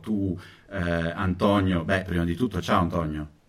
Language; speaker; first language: Italian; native; Italian